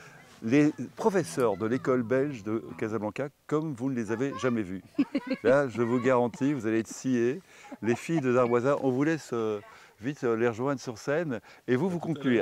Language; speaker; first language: French; native; French